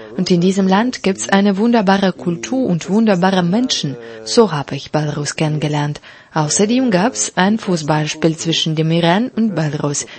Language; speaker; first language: German; non-native, fluent; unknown